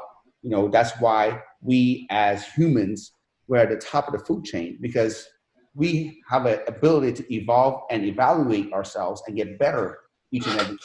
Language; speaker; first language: English; non-native, fluent; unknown